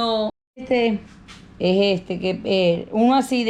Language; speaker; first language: Spanish; native; Spanish